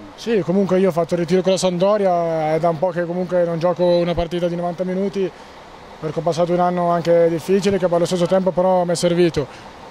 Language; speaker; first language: Italian; native; Italian